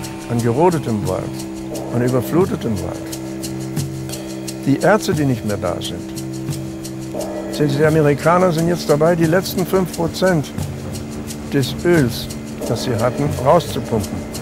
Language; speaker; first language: German; early bilingual, heritage; German